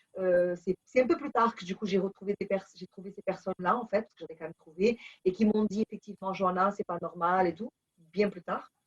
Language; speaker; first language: French; early bilingual, other home language; Portuguese